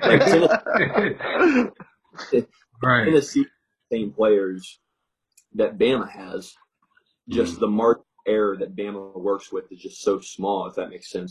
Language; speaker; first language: English; native; English